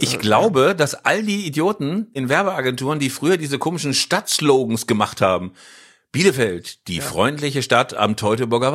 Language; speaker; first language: German; native; German